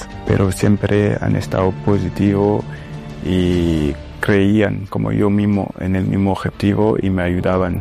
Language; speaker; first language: Spanish; non-native, fluent; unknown